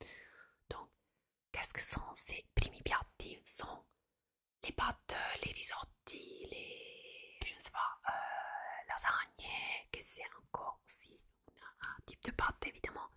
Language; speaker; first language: French; non-native, fluent; Italian